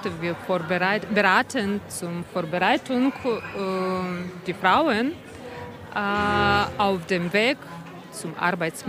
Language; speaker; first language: German; non-native, learner; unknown